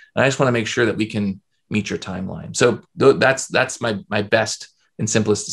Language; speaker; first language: English; native; English